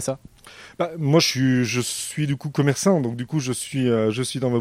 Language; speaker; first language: French; native; French